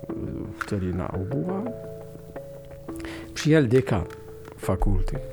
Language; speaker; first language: Czech; non-native, fluent; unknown